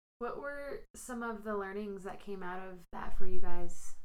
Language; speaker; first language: English; native; English